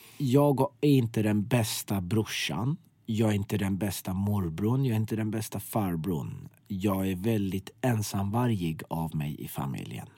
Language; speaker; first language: Swedish; early bilingual, other home language; Persian